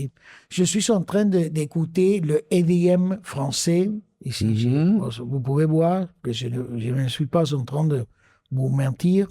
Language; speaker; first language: French; non-native, fluent; Spanish